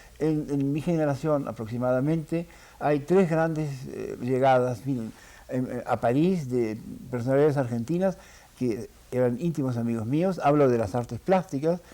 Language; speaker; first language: Spanish; early bilingual, heritage; French